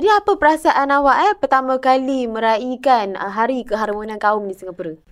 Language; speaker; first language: Malay; native; Malay